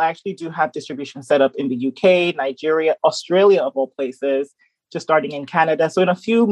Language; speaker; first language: English; native; English